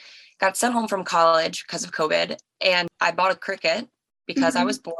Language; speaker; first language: English; native; English